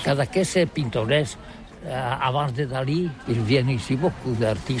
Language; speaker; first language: French; non-native, learner; Catalan